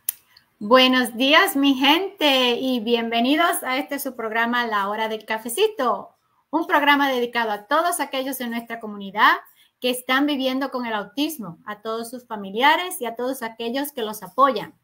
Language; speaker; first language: Spanish; native; Spanish